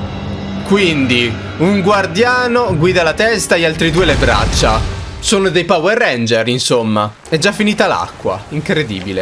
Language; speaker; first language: Italian; native; Italian